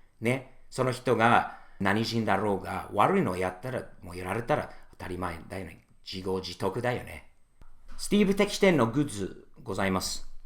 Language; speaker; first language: Japanese; non-native, fluent; English